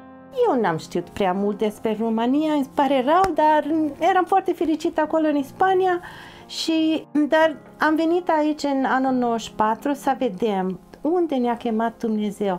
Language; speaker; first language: Romanian; non-native, fluent; English